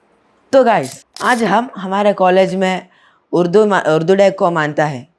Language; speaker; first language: Hindi; non-native, learner; Malayalam